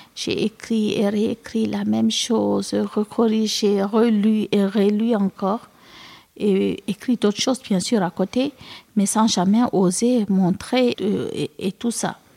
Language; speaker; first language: French; non-native, local second language; Fula